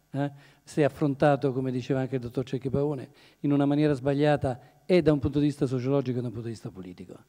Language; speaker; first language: Italian; native; Italian